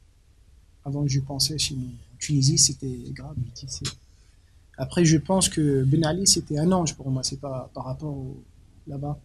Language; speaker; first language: French; non-native, local second language; Arabic